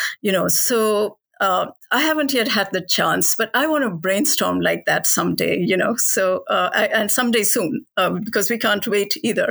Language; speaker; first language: English; non-native, local second language; Hindi